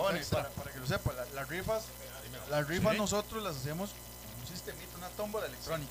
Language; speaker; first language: Spanish; native; Spanish